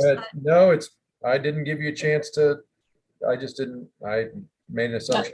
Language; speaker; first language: English; native; English